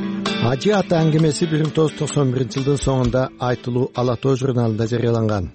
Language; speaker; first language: Kyrgyz; native; Kyrgyz